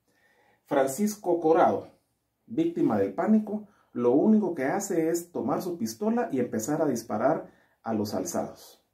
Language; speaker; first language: Spanish; native; Spanish